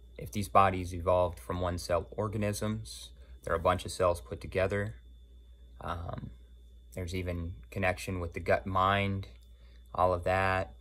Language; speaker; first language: English; native; English